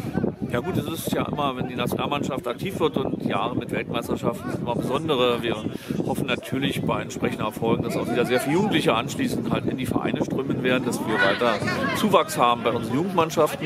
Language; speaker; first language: German; native; German